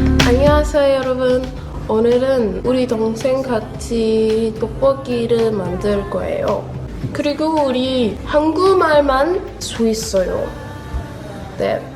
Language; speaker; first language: Korean; non-native, learner; English